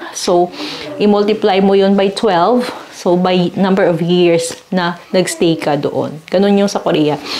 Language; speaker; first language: Filipino; native; Filipino